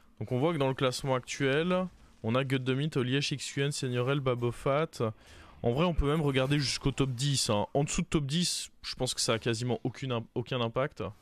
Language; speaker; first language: French; native; French